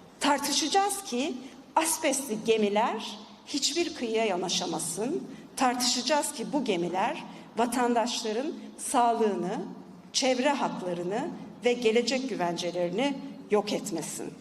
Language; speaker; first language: Turkish; native; Turkish